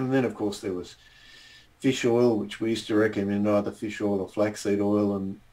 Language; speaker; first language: English; native; English